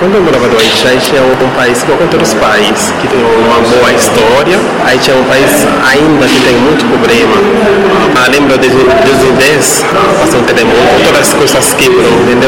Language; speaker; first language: Portuguese; non-native, learner; Haitian Creole